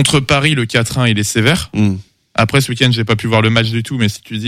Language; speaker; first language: French; native; French